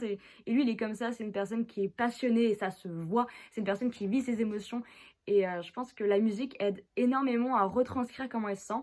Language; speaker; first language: French; native; French